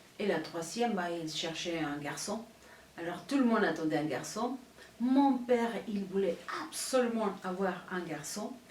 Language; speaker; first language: French; non-native, fluent; Spanish